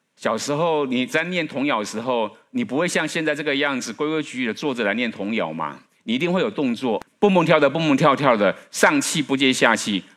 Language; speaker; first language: Chinese; native; Chinese